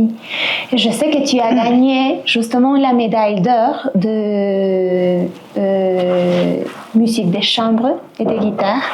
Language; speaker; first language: French; non-native, fluent; Spanish